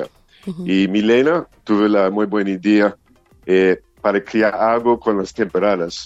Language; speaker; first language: Spanish; non-native, learner; English